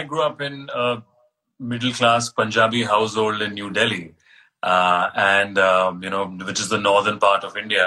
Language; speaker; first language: English; non-native, local second language; Hindi